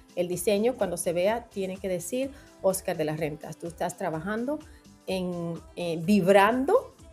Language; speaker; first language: Spanish; native; Spanish